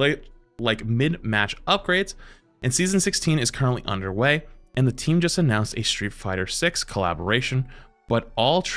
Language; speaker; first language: English; native; English